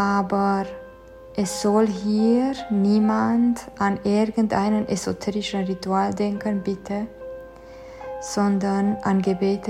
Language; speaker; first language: German; non-native, fluent; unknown